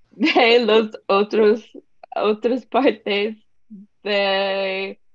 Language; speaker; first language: Spanish; non-native, learner; English